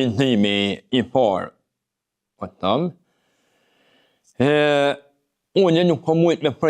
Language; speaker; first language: Albanian; native; Albanian